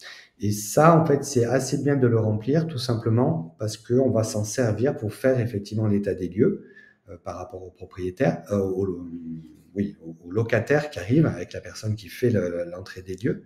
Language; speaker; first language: French; native; French